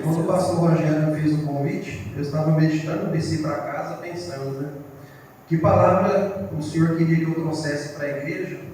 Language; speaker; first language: Portuguese; native; Portuguese